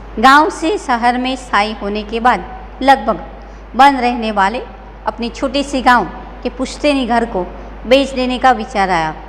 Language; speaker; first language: Hindi; non-native, local second language; Gujarati